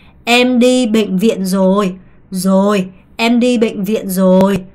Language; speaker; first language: Vietnamese; non-native, fluent; Korean